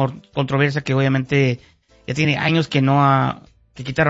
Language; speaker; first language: Spanish; native; Spanish